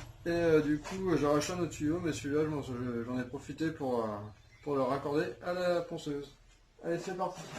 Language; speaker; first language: French; native; French